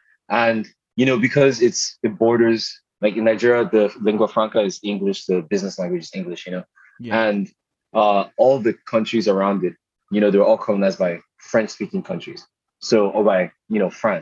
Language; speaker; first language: English; non-native, local second language; Igbo